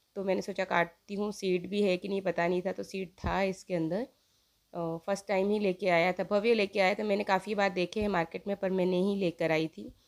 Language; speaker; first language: Hindi; native; Hindi